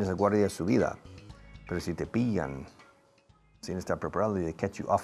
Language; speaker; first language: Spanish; non-native, fluent; English